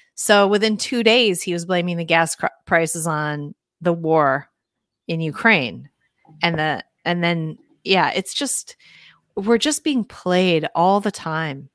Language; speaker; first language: English; native; English